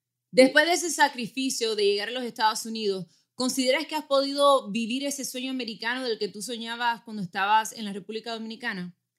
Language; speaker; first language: Spanish; early bilingual, heritage; Spanish